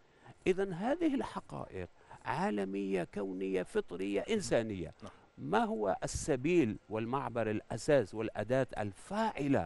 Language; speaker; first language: Arabic; non-native, fluent; Persian